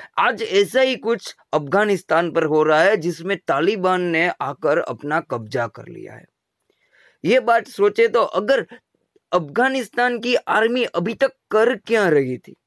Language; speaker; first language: Hindi; non-native, local second language; Gujarati